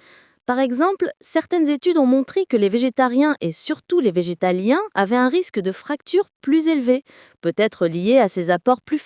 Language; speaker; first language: French; native; French